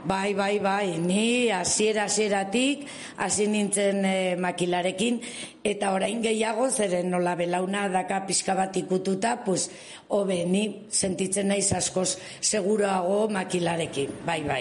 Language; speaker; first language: Basque; non-native, local second language; Spanish